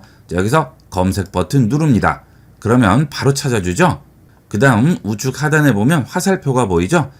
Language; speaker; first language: Korean; native; Korean